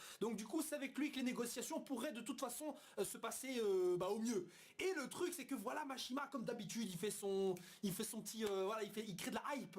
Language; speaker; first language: French; native; French